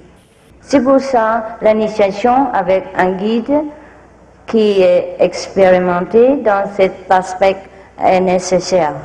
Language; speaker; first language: French; non-native, fluent; Vietnamese